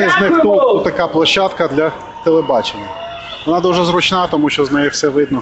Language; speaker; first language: Ukrainian; native; Ukrainian